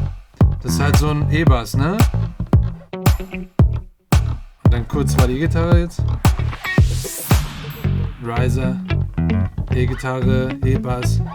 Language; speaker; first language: German; native; German